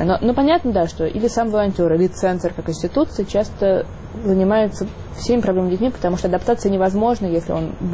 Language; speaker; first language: Russian; native; Russian